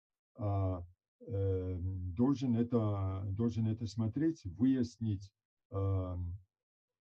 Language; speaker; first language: Russian; non-native, fluent; Italian